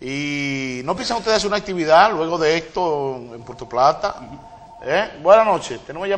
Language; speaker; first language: Spanish; native; Spanish